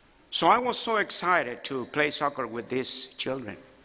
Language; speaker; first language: English; non-native, fluent; Spanish